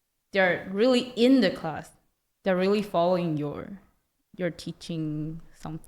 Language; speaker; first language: English; non-native, learner; Chinese